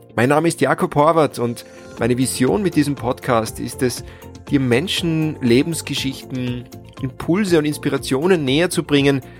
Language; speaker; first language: German; native; German